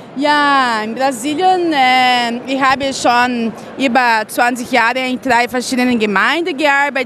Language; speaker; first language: German; non-native, fluent; Portuguese